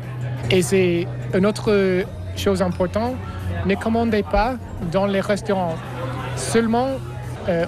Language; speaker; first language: French; non-native, learner; English